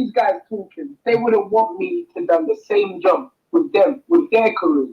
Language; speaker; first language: English; native; English